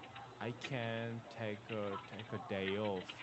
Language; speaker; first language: English; non-native, learner; Korean